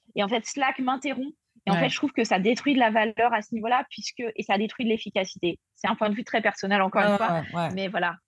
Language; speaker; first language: French; native; French